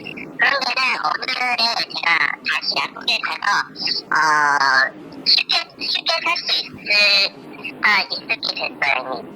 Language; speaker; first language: Korean; non-native, fluent; Chinese